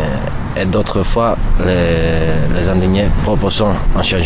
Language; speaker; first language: French; non-native, learner; Italian